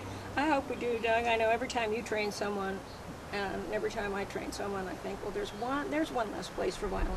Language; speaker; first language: English; native; English